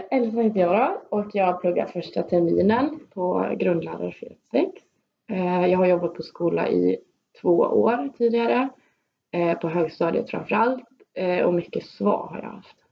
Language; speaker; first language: Swedish; native; Swedish